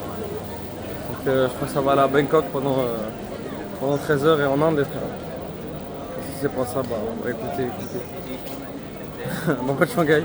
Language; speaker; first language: French; native; French